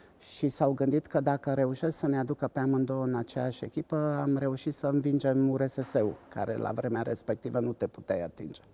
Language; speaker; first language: Romanian; non-native, local second language; Hungarian